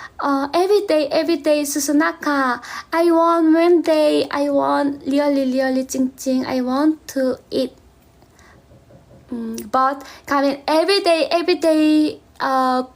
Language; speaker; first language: English; non-native, learner; Thai